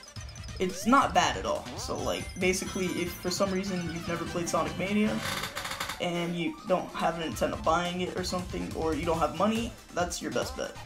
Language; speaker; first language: English; native; English